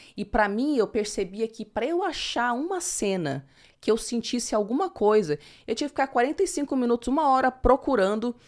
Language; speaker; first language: Portuguese; early bilingual, heritage; English